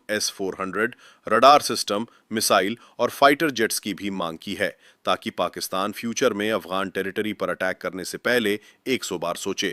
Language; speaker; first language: Hindi; native; Hindi